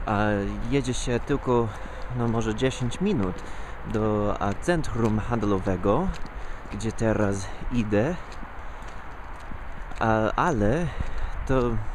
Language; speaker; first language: Polish; non-native, fluent; English